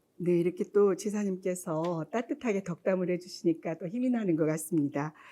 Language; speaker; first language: Korean; native; Korean